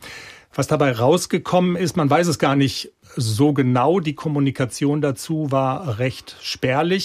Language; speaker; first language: German; native; German